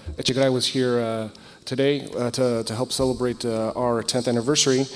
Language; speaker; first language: English; native; English